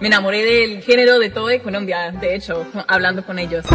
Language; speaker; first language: Spanish; non-native, fluent; English